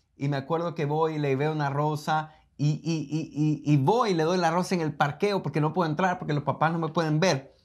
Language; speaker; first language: Spanish; native; Spanish